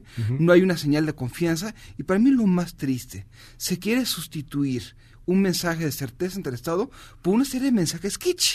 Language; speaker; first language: Spanish; native; Spanish